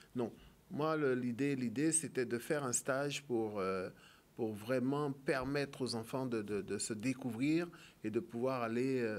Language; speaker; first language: French; native; French